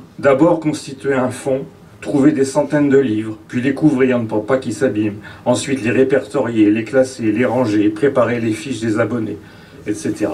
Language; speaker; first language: French; native; French